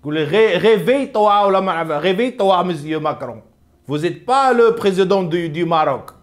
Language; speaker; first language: French; non-native, local second language; Arabic